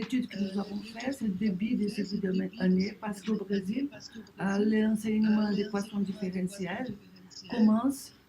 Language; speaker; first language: French; non-native, learner; Portuguese